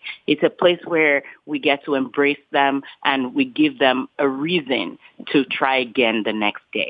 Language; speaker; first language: English; non-native, local second language; Yoruba